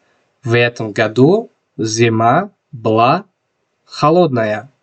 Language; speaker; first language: Russian; non-native, local second language; Tajik